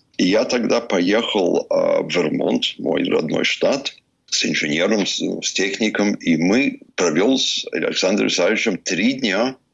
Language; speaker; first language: Russian; early bilingual, heritage; Russian